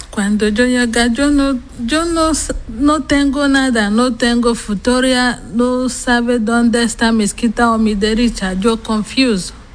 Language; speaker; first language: Spanish; non-native, learner; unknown